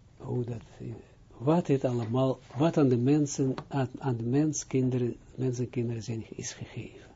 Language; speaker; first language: Dutch; non-native, fluent; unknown